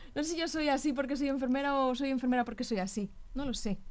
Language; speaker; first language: Spanish; native; Spanish